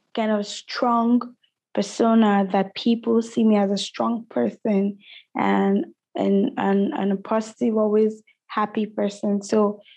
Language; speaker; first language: English; non-native, local second language; Yoruba